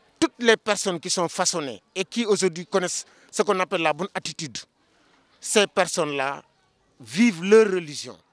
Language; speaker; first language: French; non-native, local second language; Wolof